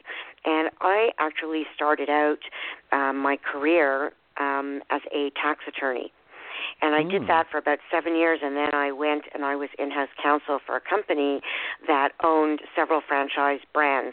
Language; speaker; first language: English; native; English